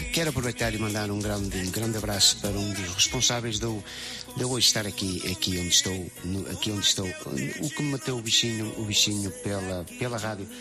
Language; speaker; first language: Portuguese; native; Portuguese